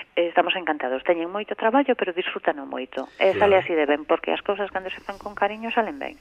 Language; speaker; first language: Galician; native; Galician